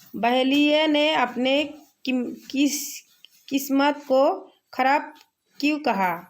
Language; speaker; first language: Hindi; non-native, local second language; Assamese